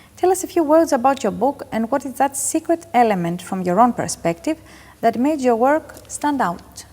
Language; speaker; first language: English; non-native, fluent; Greek